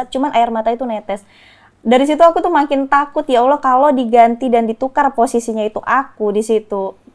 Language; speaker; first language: Indonesian; native; Indonesian